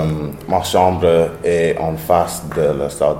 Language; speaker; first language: French; non-native, learner; English